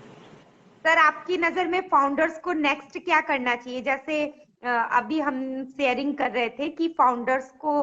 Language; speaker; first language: Hindi; native; Hindi